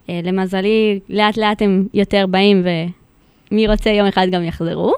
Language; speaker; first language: Hebrew; non-native, fluent; Spanish